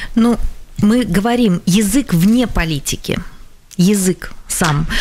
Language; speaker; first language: Russian; non-native, local second language; Latvian